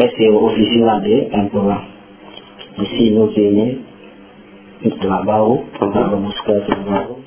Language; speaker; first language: Spanish; non-native, learner; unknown